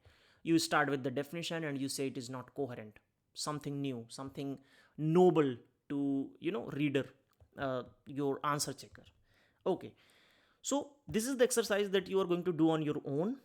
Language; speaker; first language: English; non-native, local second language; Hindi